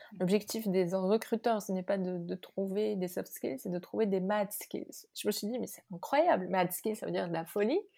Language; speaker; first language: French; non-native, local second language; Arabic